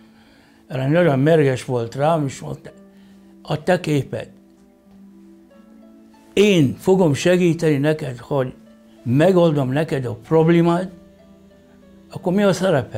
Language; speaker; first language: Hungarian; non-native, fluent; Arabic